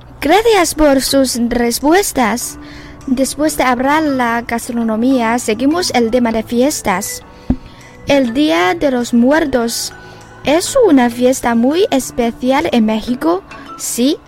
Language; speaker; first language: Spanish; non-native, fluent; Chinese